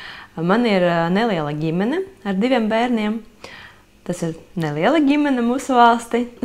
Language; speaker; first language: Latvian; non-native, local second language; Russian